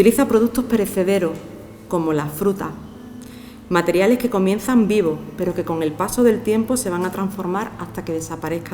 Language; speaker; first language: Spanish; native; Spanish